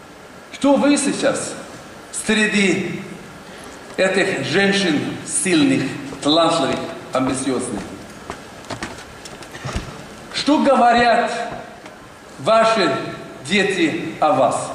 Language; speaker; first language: Russian; non-native, learner; Swedish